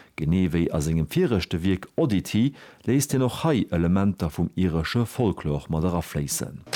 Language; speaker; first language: Luxembourgish; native; Luxembourgish